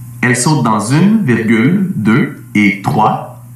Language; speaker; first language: French; native; French